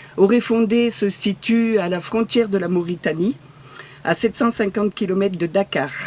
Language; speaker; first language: French; native; French